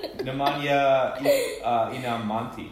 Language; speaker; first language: Indonesian; non-native, learner; English